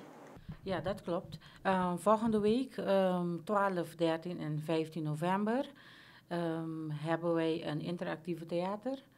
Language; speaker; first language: Dutch; non-native, local second language; Papiamento